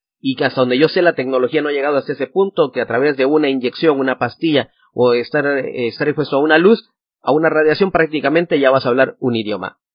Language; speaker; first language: Spanish; native; Spanish